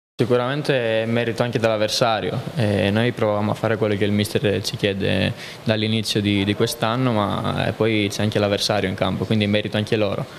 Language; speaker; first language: Italian; non-native, fluent; Greek